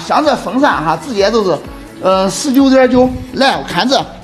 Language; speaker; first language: Chinese; native; Chinese